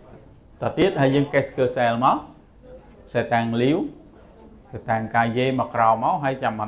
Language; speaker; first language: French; non-native, fluent; Khmer